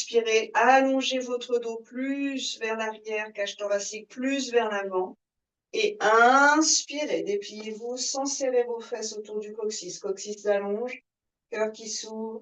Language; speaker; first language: French; native; French